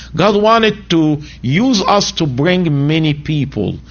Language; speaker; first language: English; non-native, fluent; Arabic